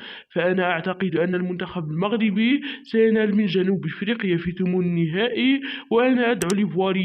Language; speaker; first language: Arabic; native; Arabic